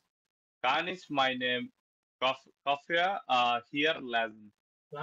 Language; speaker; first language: German; non-native, learner; Bangla